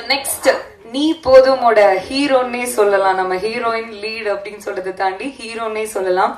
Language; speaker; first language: Tamil; native; Tamil